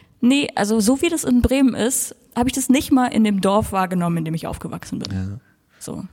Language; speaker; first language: German; native; German